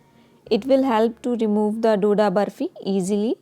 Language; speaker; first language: English; non-native, local second language; Hindi